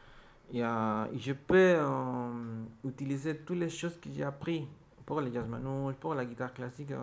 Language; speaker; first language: French; non-native, learner; Spanish